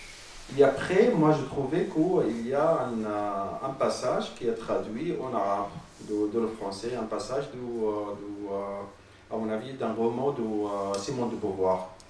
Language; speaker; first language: French; non-native, learner; Arabic